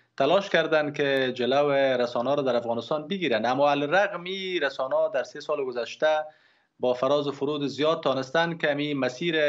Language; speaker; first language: Persian; native; Persian